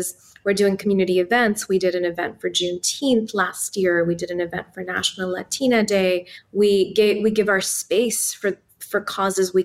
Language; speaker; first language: English; non-native, local second language; Urdu